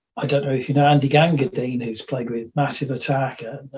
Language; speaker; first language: English; native; English